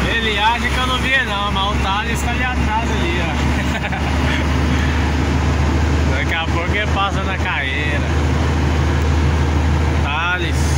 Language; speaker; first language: Portuguese; native; Portuguese